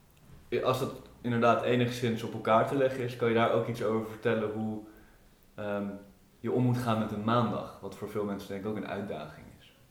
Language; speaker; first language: Dutch; native; Dutch